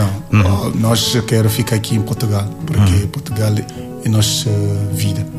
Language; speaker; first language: Portuguese; non-native, learner; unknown